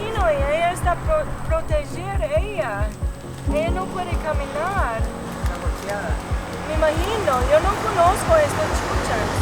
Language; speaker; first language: Spanish; non-native, learner; English